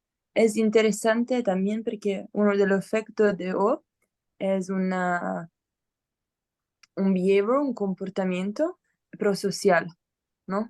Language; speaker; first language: Spanish; non-native, learner; Italian